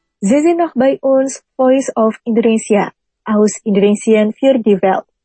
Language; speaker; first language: German; non-native, fluent; Indonesian